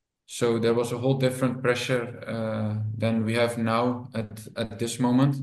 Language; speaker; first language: English; non-native, fluent; Dutch